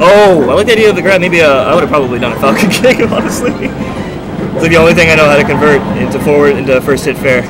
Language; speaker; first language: English; native; English